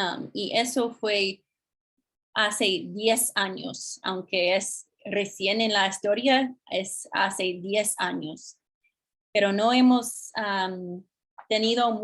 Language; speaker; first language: Spanish; non-native, fluent; English